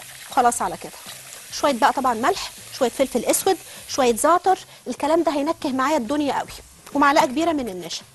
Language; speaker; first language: Arabic; native; Arabic